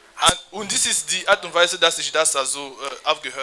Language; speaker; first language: German; non-native, learner; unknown